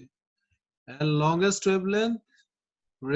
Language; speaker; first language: English; non-native, local second language; Bangla